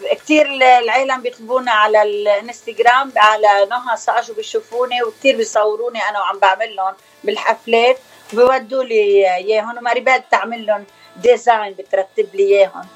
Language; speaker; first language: Arabic; native; Arabic